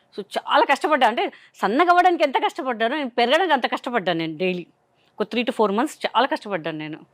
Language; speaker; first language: Telugu; non-native, local second language; Hindi